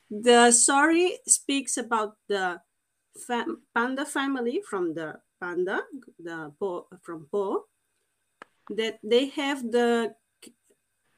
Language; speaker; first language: English; non-native, fluent; Portuguese